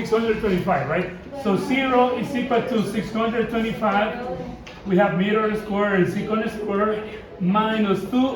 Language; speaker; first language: English; non-native, fluent; Spanish